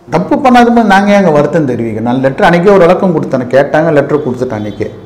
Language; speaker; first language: Tamil; native; Tamil